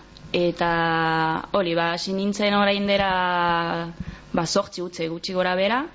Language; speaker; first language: Basque; non-native, local second language; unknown